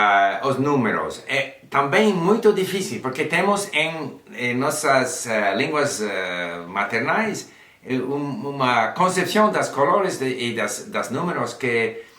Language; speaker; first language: Portuguese; non-native, learner; English